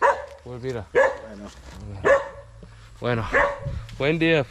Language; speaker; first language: Spanish; non-native, learner; English